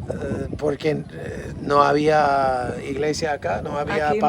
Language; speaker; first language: Spanish; non-native, learner; English